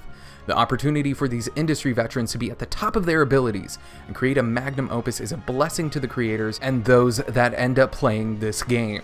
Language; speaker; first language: English; native; English